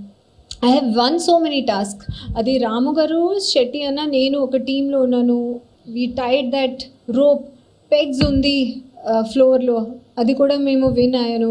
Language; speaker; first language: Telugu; non-native, learner; Hindi